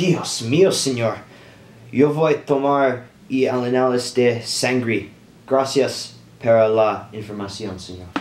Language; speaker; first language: Spanish; non-native, learner; English